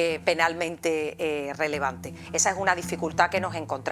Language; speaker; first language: Spanish; native; Spanish